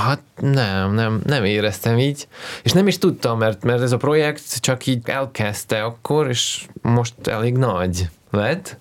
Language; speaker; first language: Hungarian; non-native, fluent; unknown